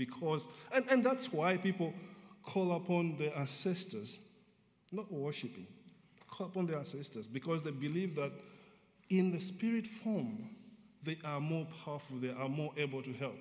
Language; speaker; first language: English; non-native, local second language; Nyanja